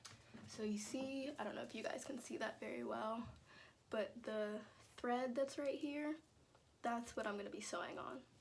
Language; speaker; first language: English; native; English